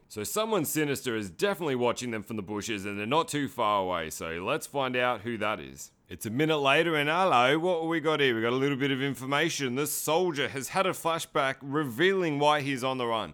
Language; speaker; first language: English; native; English